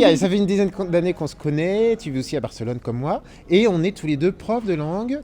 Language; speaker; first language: French; native; French